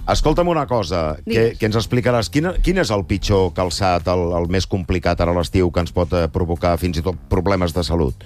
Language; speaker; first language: Catalan; native; Catalan